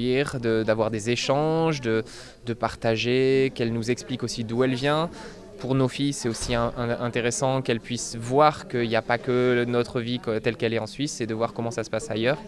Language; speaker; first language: French; native; French